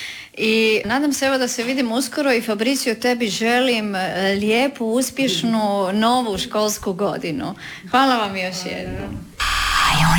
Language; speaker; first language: Serbian; native; Serbian